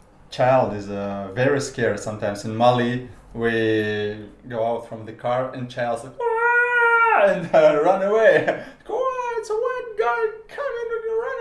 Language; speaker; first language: English; non-native, learner; Russian